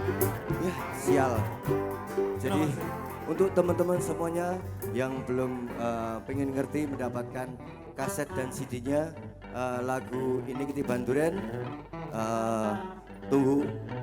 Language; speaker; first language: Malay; non-native, local second language; Javanese